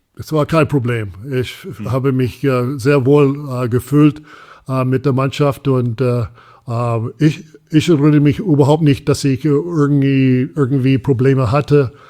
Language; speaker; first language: German; non-native, fluent; English